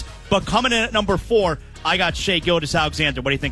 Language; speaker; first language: English; native; English